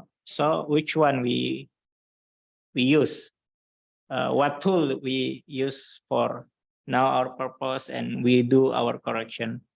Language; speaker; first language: English; non-native, learner; Indonesian